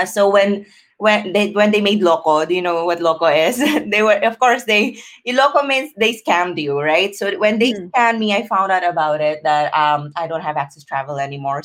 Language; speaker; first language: English; non-native, local second language; Filipino